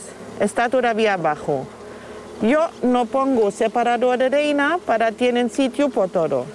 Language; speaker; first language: Spanish; non-native, fluent; German